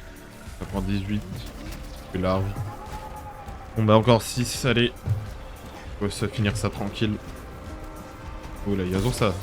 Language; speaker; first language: French; native; French